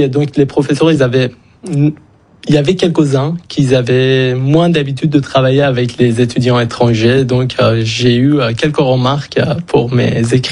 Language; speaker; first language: French; non-native, fluent; Persian